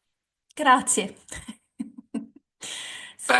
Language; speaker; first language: Italian; non-native, learner; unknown